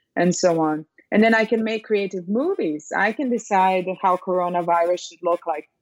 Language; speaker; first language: English; non-native, fluent; Serbian